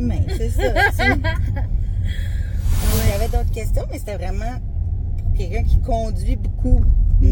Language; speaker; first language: French; native; French